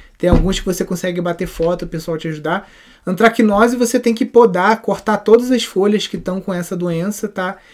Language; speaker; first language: Portuguese; native; Portuguese